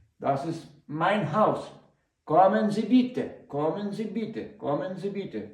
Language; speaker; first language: German; non-native, learner; Ukrainian